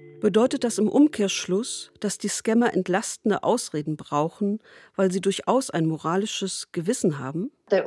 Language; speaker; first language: German; native; German